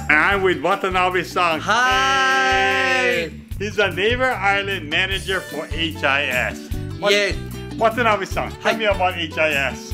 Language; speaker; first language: English; native; English